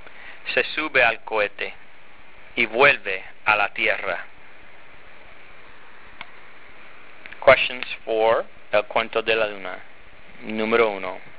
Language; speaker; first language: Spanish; non-native, fluent; English